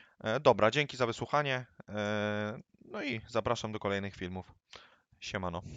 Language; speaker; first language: Polish; native; Polish